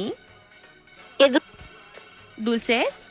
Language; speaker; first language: Spanish; native; Spanish